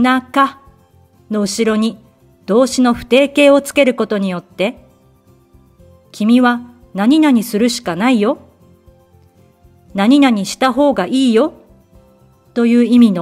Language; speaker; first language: Japanese; native; Japanese